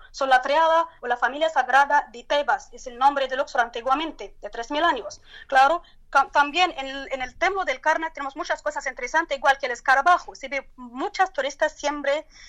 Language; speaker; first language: Spanish; non-native, learner; Turkish